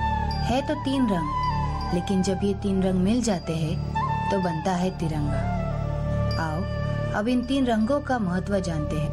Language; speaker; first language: Hindi; native; Hindi